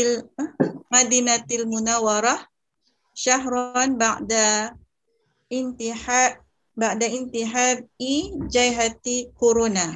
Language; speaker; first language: Arabic; non-native, learner; Indonesian